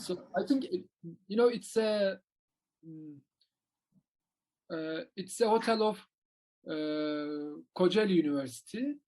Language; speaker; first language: English; non-native, learner; Turkish